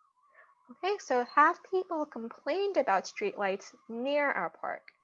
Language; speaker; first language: English; native; English